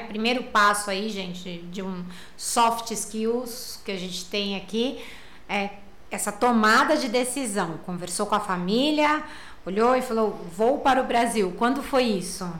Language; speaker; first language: Portuguese; native; Portuguese